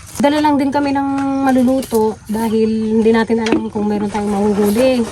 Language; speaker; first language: Filipino; non-native, local second language; Iloko